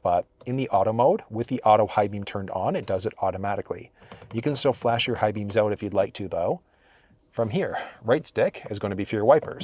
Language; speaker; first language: English; native; English